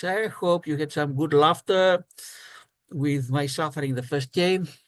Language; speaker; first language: English; non-native, fluent; Greek